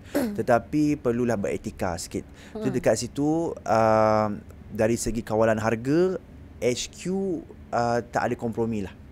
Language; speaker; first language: Malay; native; Malay